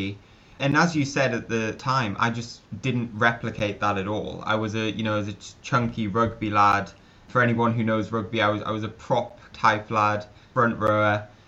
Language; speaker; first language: English; native; English